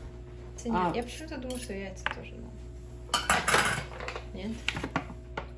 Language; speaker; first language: Russian; early bilingual, other home language; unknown